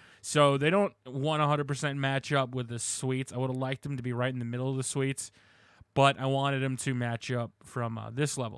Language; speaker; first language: English; native; English